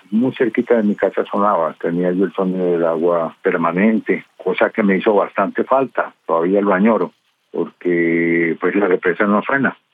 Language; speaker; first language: Spanish; native; Spanish